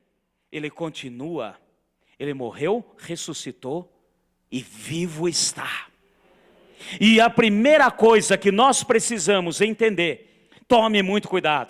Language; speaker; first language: Portuguese; native; Portuguese